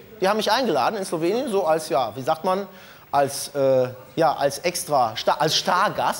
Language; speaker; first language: German; native; German